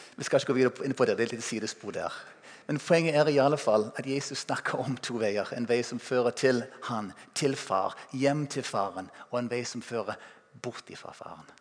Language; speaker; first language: Norwegian; non-native, fluent; English